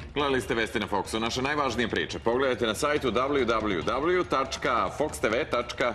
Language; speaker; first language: Serbian; native; Serbian